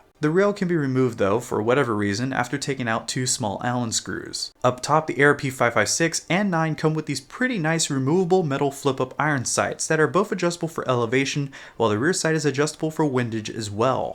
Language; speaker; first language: English; native; English